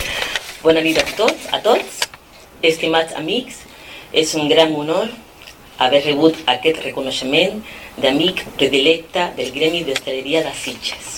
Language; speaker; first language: Catalan; non-native, fluent; Spanish